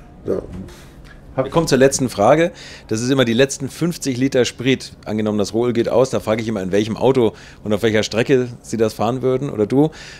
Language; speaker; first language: German; native; German